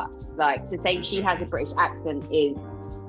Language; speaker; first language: English; native; English